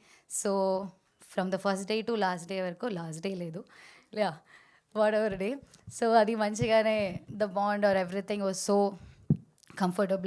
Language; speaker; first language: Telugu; non-native, learner; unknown